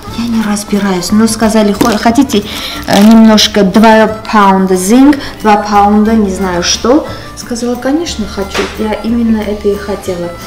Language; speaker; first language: Russian; non-native, local second language; Armenian